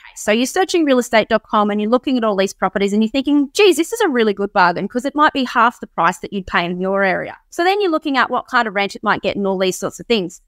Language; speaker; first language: English; native; English